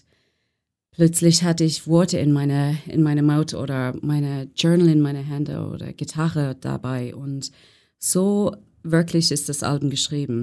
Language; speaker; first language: German; non-native, fluent; English